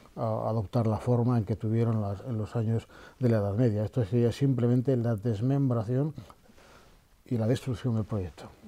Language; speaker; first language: Spanish; native; Spanish